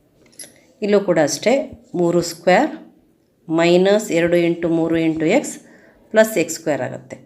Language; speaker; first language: Kannada; native; Kannada